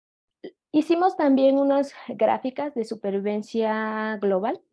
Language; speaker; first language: Spanish; native; Spanish